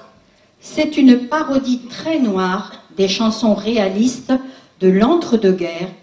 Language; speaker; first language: French; native; French